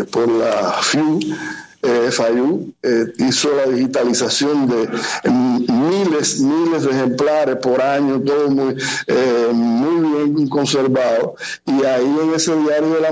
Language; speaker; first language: Spanish; native; Spanish